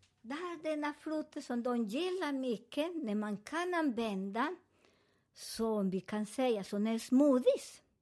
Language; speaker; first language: Swedish; non-native, learner; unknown